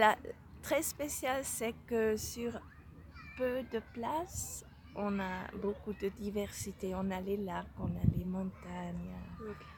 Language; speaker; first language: French; non-native, local second language; Swiss German